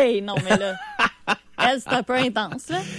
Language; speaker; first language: French; native; French